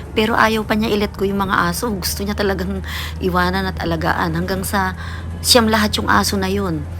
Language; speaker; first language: Filipino; native; Filipino